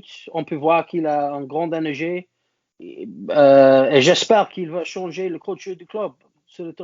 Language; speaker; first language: French; non-native, learner; English